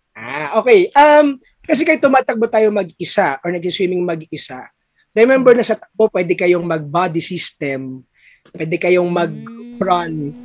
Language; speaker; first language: Filipino; native; Filipino